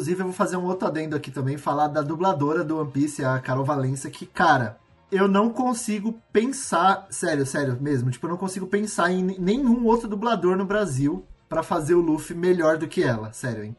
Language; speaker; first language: Portuguese; native; Portuguese